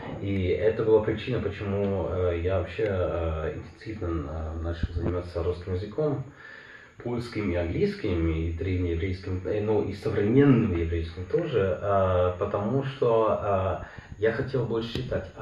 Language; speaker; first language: Russian; non-native, fluent; German